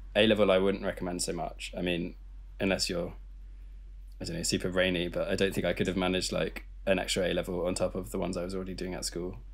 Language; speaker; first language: English; native; English